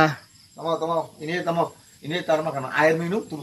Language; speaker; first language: Indonesian; non-native, learner; Bangla